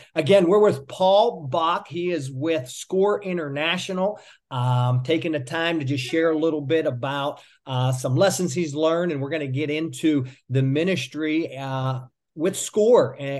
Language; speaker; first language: English; native; English